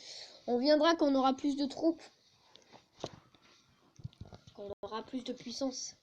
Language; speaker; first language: French; native; French